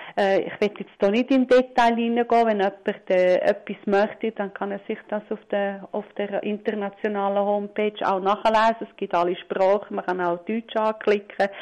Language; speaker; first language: German; non-native, local second language; Romansh